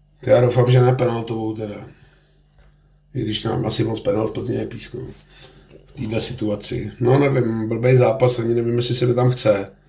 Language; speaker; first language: Czech; native; Czech